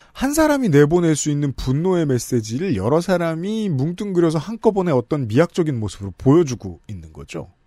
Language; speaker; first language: Korean; native; Korean